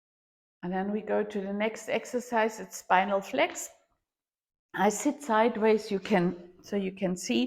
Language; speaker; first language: English; non-native, fluent; German